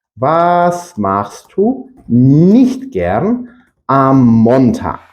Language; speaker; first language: German; non-native, fluent; Ukrainian